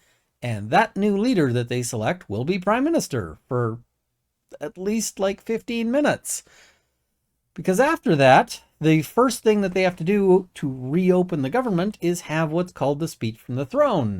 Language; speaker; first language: English; native; English